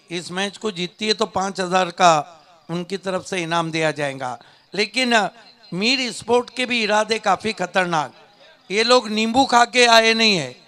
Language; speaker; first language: Hindi; non-native, local second language; Marathi